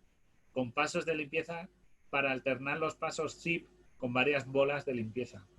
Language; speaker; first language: Spanish; native; Spanish